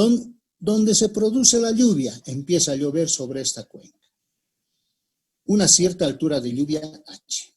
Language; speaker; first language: Spanish; native; Spanish